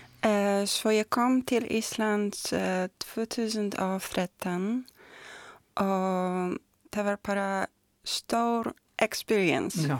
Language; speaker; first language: Icelandic; non-native, learner; Polish